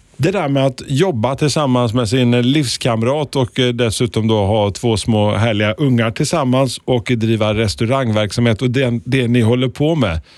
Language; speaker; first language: Swedish; native; Swedish